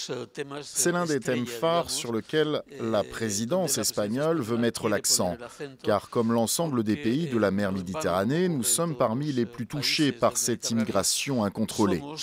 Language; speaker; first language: French; non-native, fluent; Spanish